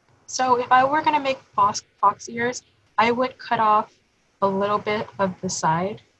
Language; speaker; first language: English; native; English